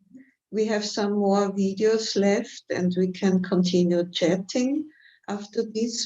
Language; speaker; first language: English; non-native, fluent; German